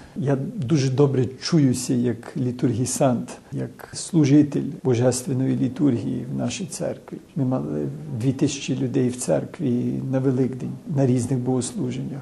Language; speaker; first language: Ukrainian; early bilingual, heritage; Ukrainian